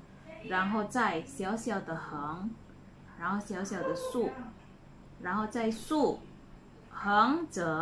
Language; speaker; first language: Chinese; non-native, fluent; Indonesian